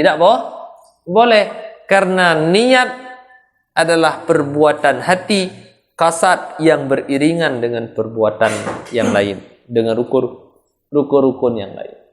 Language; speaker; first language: Malay; non-native, local second language; Achinese